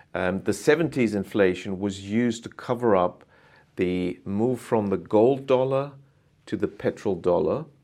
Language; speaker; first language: English; non-native, fluent; German